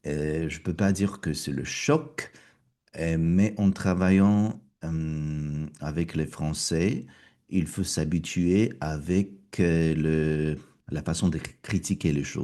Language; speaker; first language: French; non-native, fluent; Russian